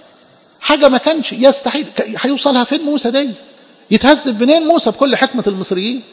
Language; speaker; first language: Arabic; native; Arabic